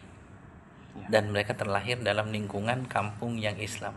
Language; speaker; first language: Indonesian; native; Indonesian